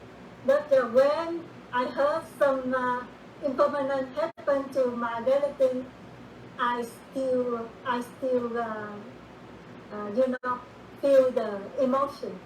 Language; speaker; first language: English; non-native, learner; Vietnamese